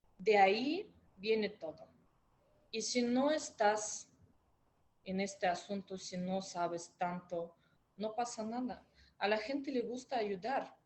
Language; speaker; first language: Spanish; non-native, fluent; Russian